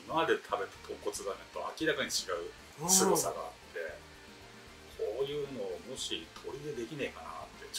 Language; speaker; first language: Japanese; native; Japanese